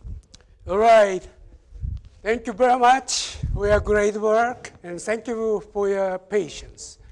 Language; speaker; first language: English; non-native, fluent; Japanese